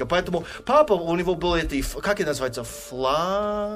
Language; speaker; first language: Russian; non-native, fluent; English